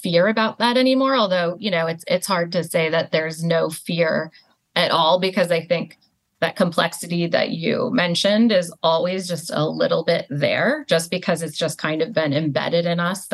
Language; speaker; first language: English; native; English